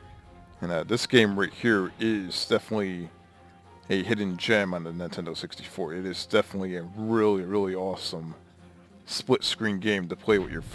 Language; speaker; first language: English; native; English